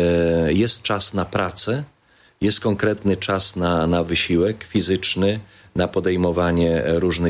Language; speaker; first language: Polish; native; Polish